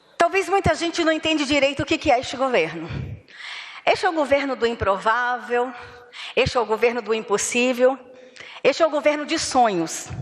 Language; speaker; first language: Portuguese; native; Portuguese